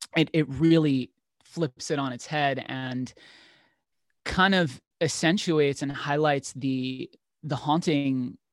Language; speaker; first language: English; native; English